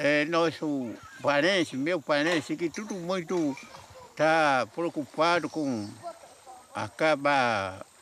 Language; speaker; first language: Portuguese; non-native, local second language; Kayapó